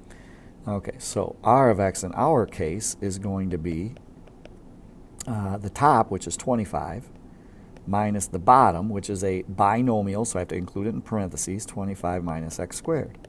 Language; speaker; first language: English; native; English